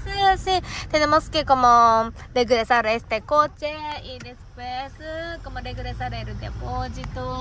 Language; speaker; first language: Spanish; non-native, learner; Japanese